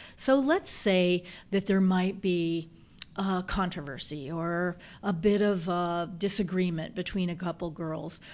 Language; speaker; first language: English; native; English